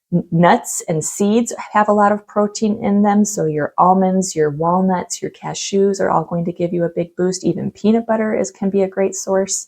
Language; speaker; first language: English; native; English